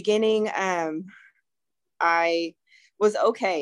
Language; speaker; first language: English; native; English